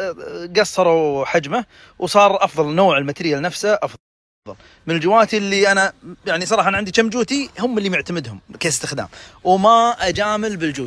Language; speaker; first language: Arabic; native; Arabic